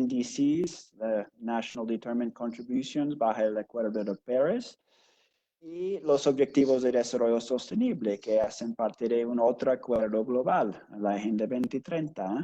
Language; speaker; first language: Spanish; non-native, fluent; English